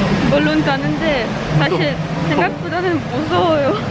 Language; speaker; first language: Korean; non-native, fluent; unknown